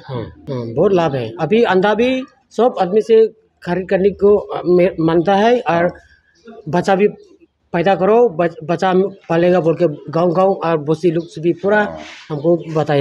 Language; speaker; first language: Hindi; non-native, local second language; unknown